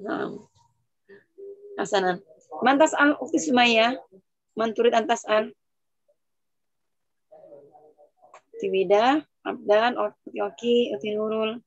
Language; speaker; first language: Arabic; non-native, fluent; Indonesian